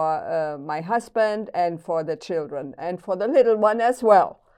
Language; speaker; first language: English; non-native, fluent; German